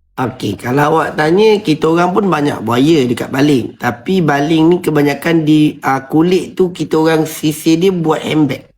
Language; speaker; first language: Malay; native; Malay